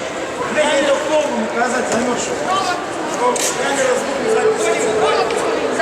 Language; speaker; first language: Russian; native; Russian